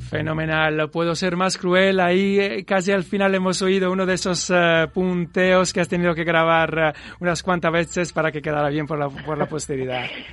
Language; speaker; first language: Spanish; non-native, fluent; Italian